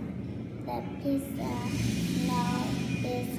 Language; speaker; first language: English; non-native, learner; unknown